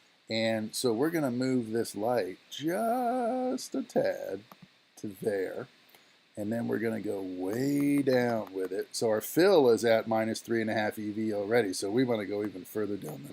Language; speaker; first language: English; native; English